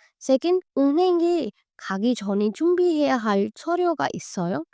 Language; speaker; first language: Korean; non-native, fluent; Hindi